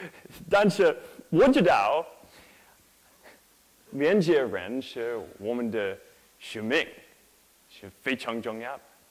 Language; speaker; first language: Chinese; non-native, learner; English